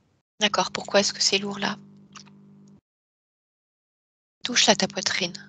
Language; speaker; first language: French; native; French